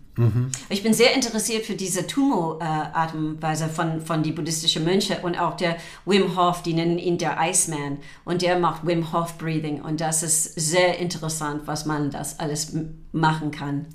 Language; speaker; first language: German; non-native, fluent; English